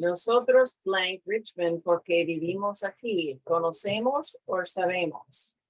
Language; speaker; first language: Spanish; non-native, fluent; English